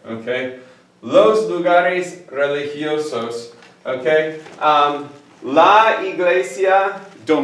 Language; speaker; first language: Spanish; non-native, fluent; English